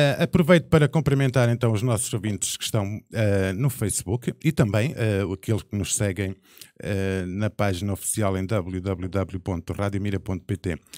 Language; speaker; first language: Portuguese; native; Portuguese